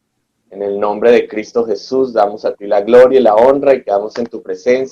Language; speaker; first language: Spanish; native; Spanish